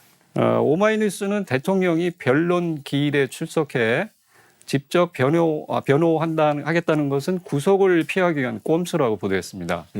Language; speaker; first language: Korean; native; Korean